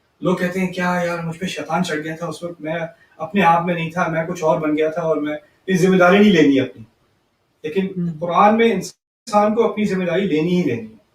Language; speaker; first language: Urdu; early bilingual, heritage; Urdu